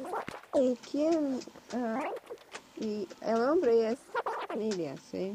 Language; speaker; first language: Spanish; non-native, learner; English